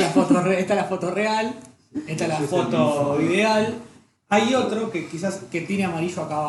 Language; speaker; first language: Spanish; native; Spanish